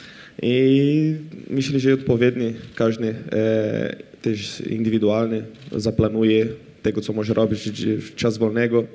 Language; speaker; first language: Polish; non-native, fluent; Portuguese